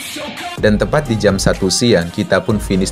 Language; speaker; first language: Indonesian; native; Indonesian